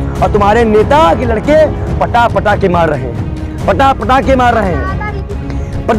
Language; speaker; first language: Hindi; native; Hindi